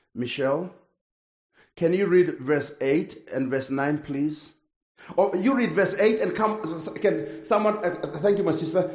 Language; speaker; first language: English; non-native, fluent; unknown